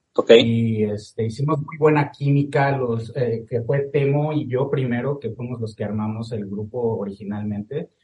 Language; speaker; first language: Spanish; native; Spanish